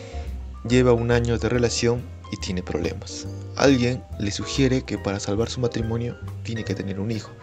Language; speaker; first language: Spanish; native; Spanish